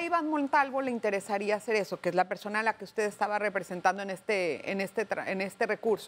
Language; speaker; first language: Spanish; native; Spanish